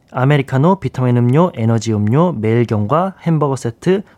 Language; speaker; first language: Korean; native; Korean